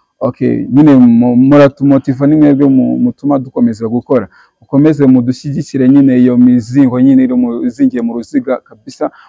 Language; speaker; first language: Kinyarwanda; native; Kinyarwanda